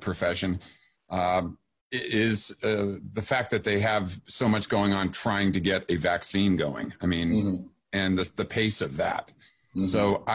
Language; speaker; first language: English; native; English